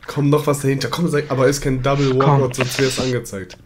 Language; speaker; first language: German; native; German